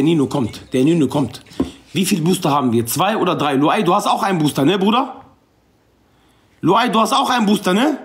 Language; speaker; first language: German; non-native, local second language; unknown